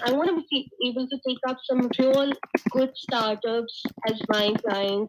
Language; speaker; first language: English; non-native, local second language; Hindi